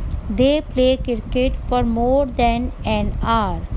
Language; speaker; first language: English; non-native, local second language; Urdu